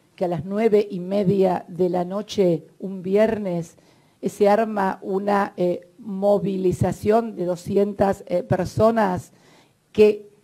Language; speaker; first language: Spanish; native; Spanish